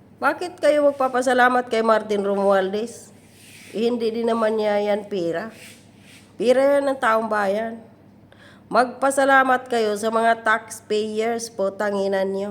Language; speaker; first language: Filipino; non-native, local second language; Cebuano